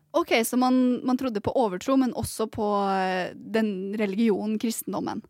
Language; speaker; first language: Norwegian; native; Norwegian